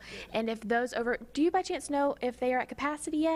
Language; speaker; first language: English; native; English